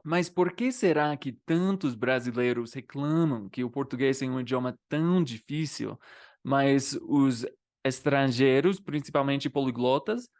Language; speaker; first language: Portuguese; non-native, fluent; English